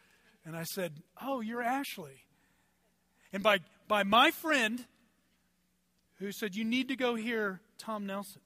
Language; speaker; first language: English; native; English